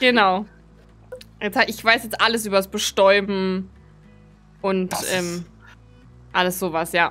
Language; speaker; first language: German; native; German